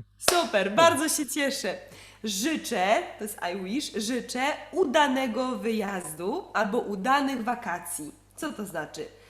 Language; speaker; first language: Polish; native; Polish